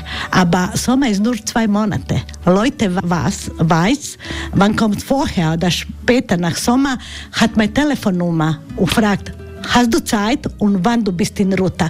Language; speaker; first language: German; non-native, learner; Croatian